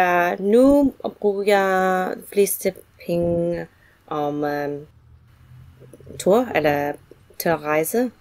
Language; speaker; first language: Danish; non-native, fluent; English